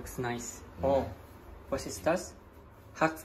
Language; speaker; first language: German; non-native, learner; Filipino